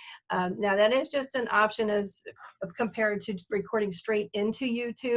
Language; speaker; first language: English; native; English